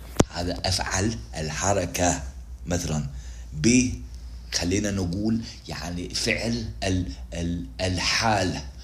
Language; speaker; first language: Arabic; non-native, learner; English